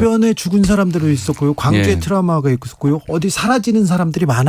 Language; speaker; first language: Korean; native; Korean